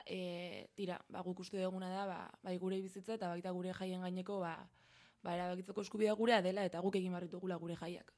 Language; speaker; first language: Basque; native; Basque